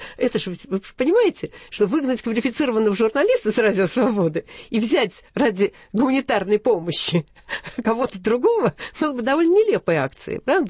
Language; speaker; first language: Russian; native; Russian